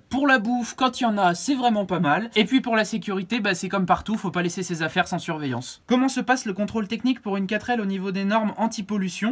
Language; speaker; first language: French; native; French